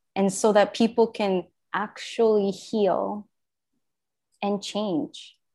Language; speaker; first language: English; non-native, fluent; Japanese